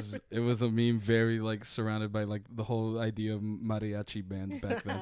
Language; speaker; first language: English; early bilingual, other home language; Spanish